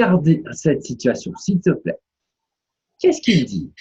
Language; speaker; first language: French; non-native, fluent; Portuguese